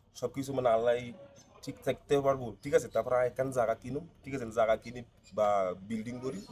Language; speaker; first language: Bangla; non-native, learner; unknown